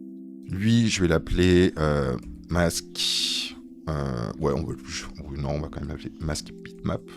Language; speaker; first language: French; native; French